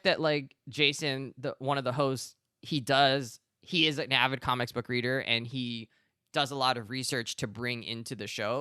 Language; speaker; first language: English; native; English